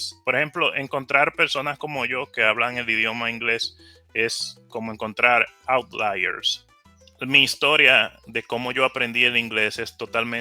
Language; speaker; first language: Spanish; native; Spanish